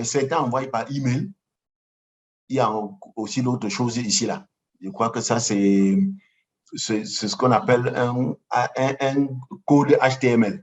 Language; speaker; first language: French; non-native, local second language; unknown